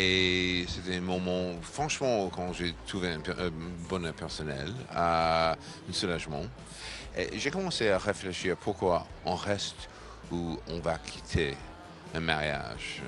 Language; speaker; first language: French; non-native, fluent; English